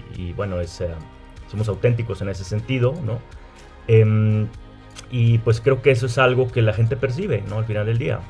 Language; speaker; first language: Spanish; native; Spanish